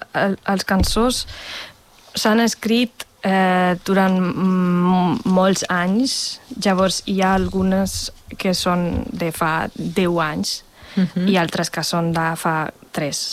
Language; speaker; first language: Catalan; non-native, fluent; Spanish